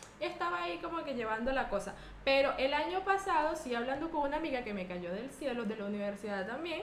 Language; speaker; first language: Spanish; native; Spanish